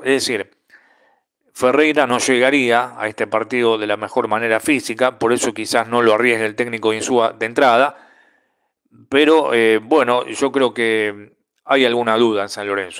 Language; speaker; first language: Spanish; native; Spanish